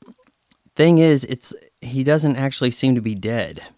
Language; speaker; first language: English; native; English